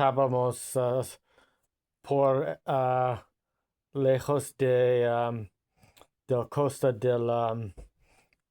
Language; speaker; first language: Spanish; non-native, learner; English